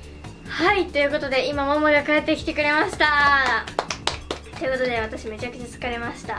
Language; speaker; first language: Japanese; native; Japanese